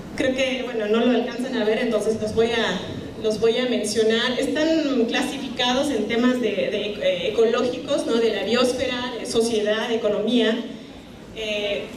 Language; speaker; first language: Spanish; non-native, fluent; German